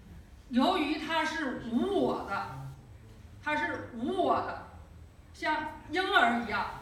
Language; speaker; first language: Chinese; native; Chinese